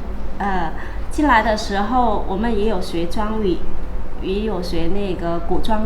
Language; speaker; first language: Chinese; non-native, fluent; Vietnamese